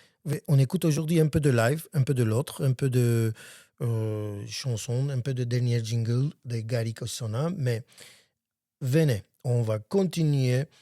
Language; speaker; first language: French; non-native, learner; Armenian